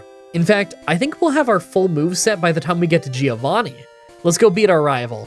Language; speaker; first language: English; native; English